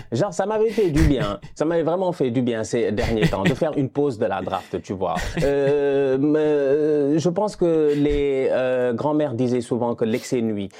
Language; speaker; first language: French; non-native, local second language; Wolof